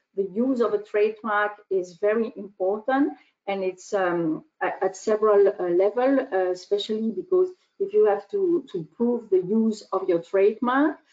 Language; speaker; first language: English; non-native, fluent; French